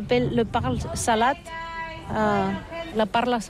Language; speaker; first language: French; non-native, learner; Catalan